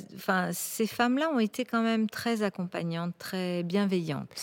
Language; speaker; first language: French; native; French